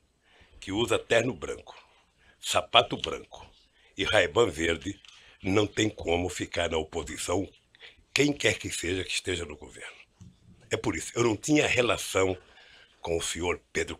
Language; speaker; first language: Portuguese; native; Portuguese